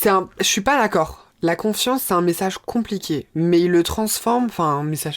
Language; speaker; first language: French; native; French